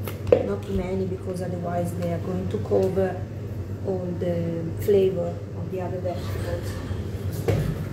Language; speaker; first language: English; non-native, fluent; Italian